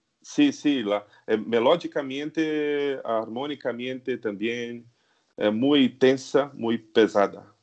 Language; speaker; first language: Spanish; non-native, learner; Portuguese